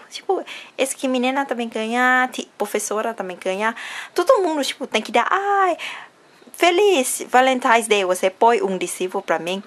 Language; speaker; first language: Portuguese; non-native, learner; Thai